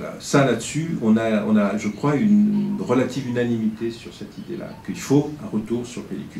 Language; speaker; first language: French; native; French